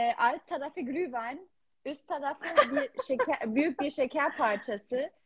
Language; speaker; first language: Turkish; non-native, fluent; German